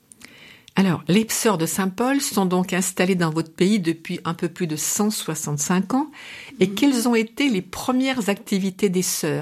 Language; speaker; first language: French; native; French